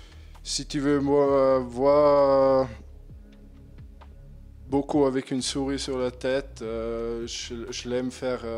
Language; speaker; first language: French; non-native, learner; German